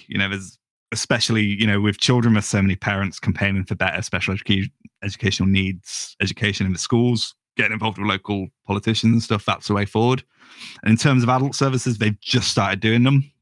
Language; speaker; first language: English; native; English